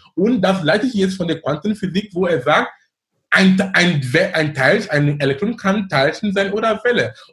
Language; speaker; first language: German; non-native, fluent; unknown